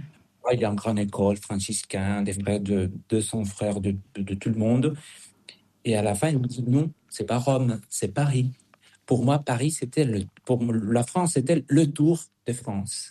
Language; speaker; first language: French; non-native, fluent; Spanish